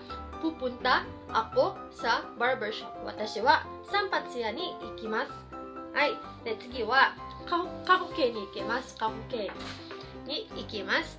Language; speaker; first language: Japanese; non-native, fluent; Filipino